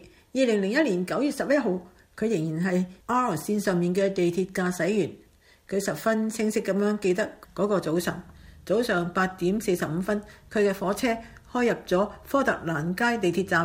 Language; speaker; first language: Chinese; non-native, local second language; Cantonese